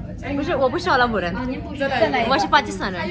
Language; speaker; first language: Chinese; non-native, learner; Urdu